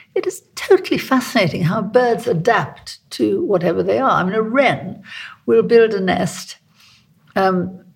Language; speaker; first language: English; native; English